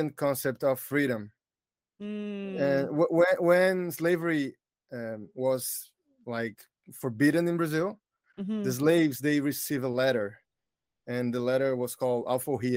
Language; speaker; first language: English; non-native, fluent; Portuguese